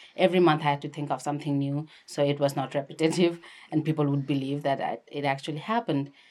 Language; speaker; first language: English; non-native, local second language; Nepali